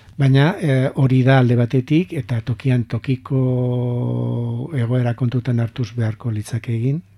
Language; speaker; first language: Basque; native; Basque